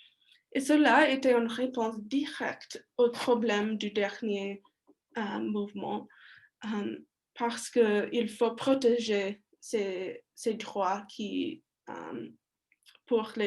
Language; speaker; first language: French; non-native, learner; English